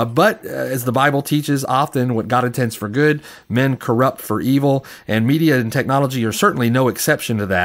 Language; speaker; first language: English; native; English